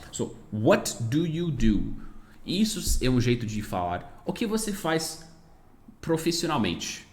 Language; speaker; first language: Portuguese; non-native, fluent; English